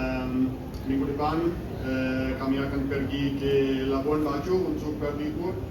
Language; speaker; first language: Indonesian; non-native, learner; Danish